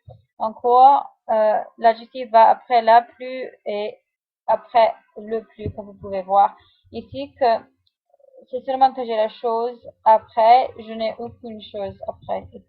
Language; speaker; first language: French; non-native, fluent; English